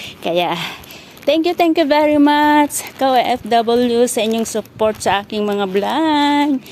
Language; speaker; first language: Filipino; non-native, local second language; Iloko